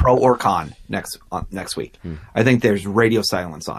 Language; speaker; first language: English; native; English